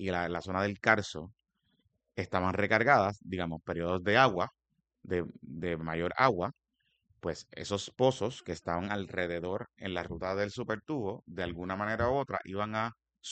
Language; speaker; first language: Spanish; native; Spanish